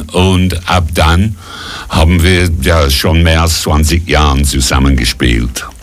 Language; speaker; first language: German; non-native, fluent; English